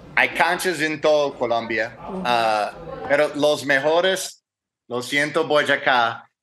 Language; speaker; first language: Spanish; non-native, learner; English